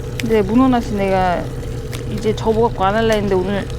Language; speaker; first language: Korean; native; Korean